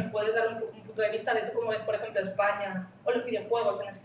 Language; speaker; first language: Spanish; native; Spanish